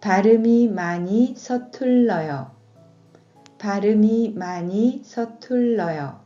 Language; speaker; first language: Korean; non-native, fluent; Japanese